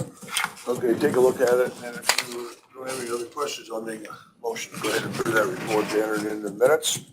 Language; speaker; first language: English; native; English